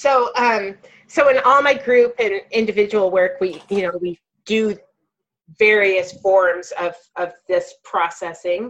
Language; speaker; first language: English; native; English